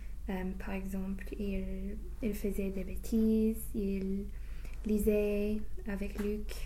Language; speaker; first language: French; non-native, learner; English